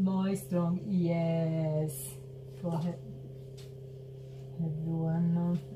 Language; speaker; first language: English; non-native, learner; Portuguese